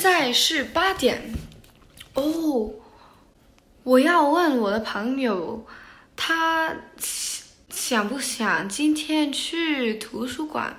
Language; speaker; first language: Chinese; non-native, learner; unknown